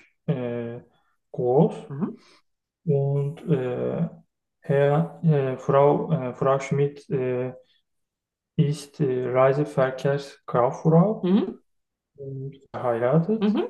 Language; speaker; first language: German; non-native, learner; Turkish